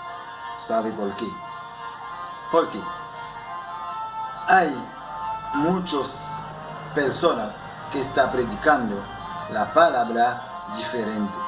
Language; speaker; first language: Spanish; non-native, learner; Haitian Creole